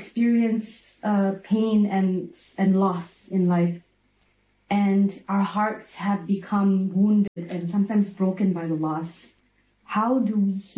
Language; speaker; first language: English; non-native, local second language; Malay